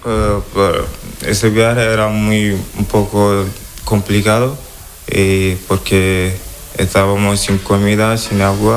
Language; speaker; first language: Spanish; non-native, learner; Wolof